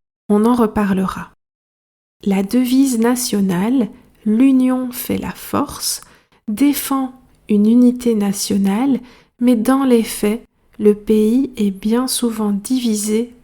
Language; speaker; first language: French; native; French